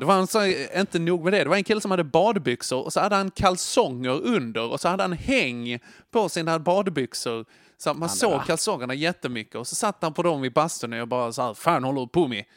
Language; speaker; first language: Swedish; native; Swedish